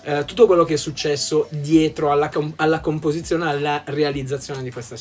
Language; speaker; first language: Italian; native; Italian